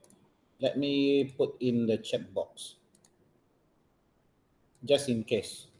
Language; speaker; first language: English; non-native, local second language; Malay